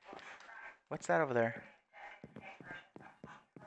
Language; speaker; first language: English; native; English